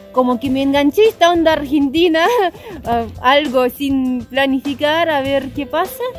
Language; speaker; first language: Spanish; non-native, fluent; Russian